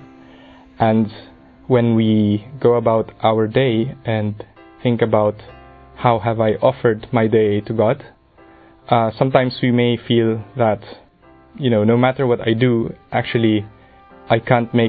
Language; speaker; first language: English; non-native, local second language; Filipino